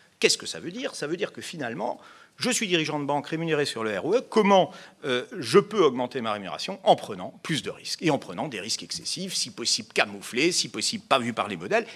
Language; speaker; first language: French; native; French